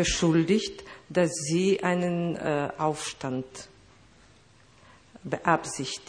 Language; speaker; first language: German; non-native, fluent; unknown